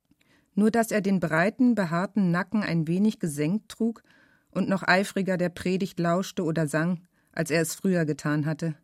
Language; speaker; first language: German; native; German